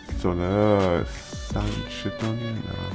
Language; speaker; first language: Chinese; non-native, learner; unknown